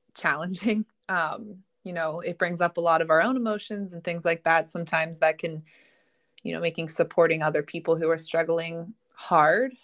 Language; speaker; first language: English; native; English